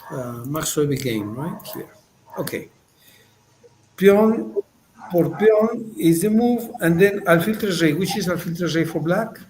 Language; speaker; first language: English; non-native, fluent; Spanish